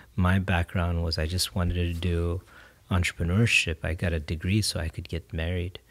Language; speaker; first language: English; native; English